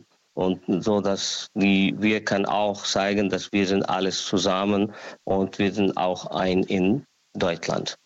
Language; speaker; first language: German; non-native, learner; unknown